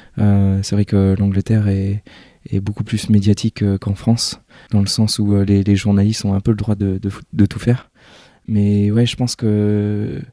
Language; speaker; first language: French; early bilingual, other home language; English